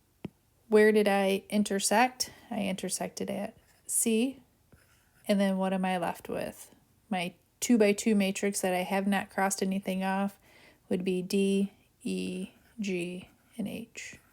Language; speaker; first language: English; native; English